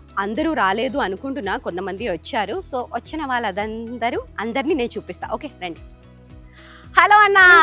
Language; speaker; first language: Telugu; non-native, fluent; Malayalam